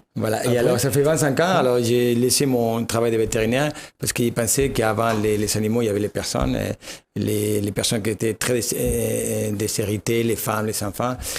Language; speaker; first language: French; non-native, fluent; Spanish